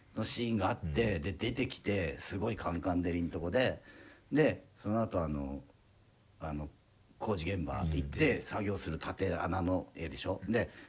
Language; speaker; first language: Japanese; native; Japanese